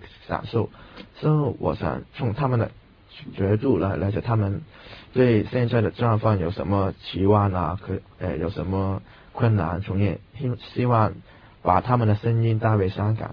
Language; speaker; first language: Chinese; non-native, local second language; Cantonese